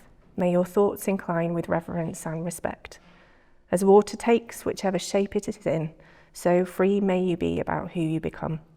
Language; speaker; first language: English; native; English